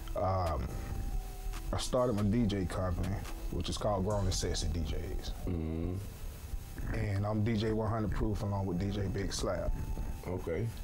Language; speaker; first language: English; native; English